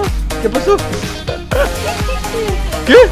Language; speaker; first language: Spanish; native; Spanish